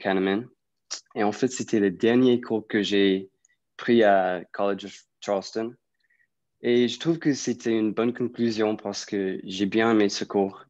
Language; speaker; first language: French; non-native, fluent; English